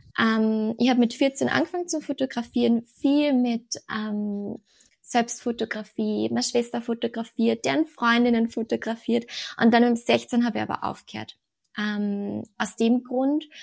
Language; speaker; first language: German; native; German